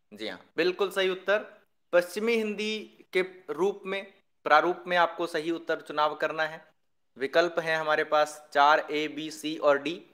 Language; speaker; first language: Hindi; native; Hindi